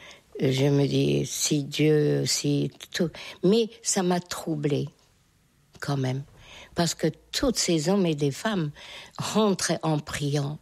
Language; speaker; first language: French; non-native, fluent; Hungarian